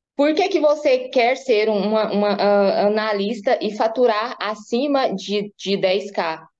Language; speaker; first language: Portuguese; native; Portuguese